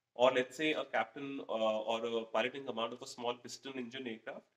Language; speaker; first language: English; non-native, local second language; Hindi